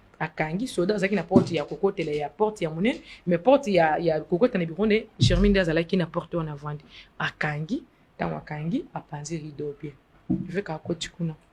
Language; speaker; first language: Lingala; non-native, local second language; Luba-Lulua